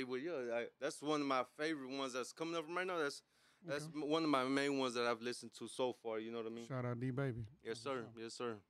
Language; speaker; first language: English; native; English